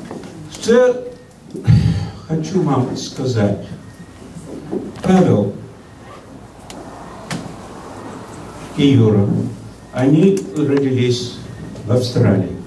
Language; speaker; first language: Russian; early bilingual, heritage; Russian